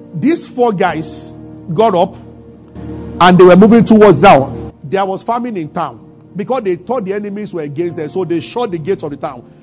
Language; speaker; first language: English; non-native, local second language; Yoruba